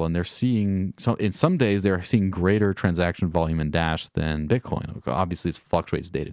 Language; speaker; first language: English; native; English